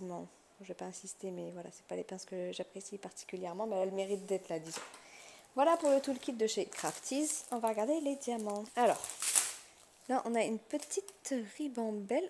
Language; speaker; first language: French; native; French